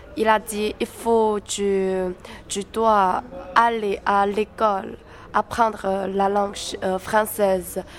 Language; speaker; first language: French; non-native, learner; Chinese